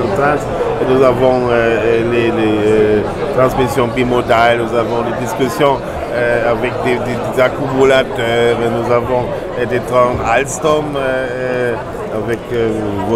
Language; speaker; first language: French; non-native, learner; German